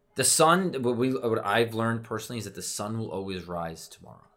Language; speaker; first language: English; native; English